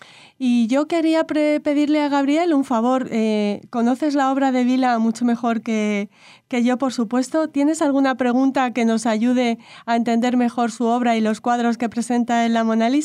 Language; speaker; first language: Spanish; native; Spanish